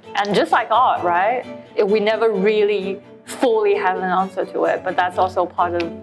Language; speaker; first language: English; non-native, fluent; Chinese